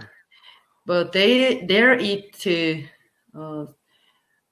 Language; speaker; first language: English; non-native, learner; Korean